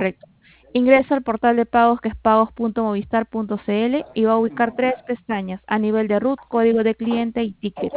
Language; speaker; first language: Spanish; native; Spanish